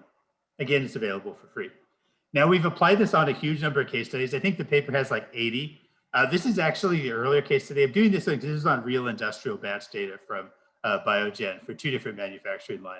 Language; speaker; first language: English; native; English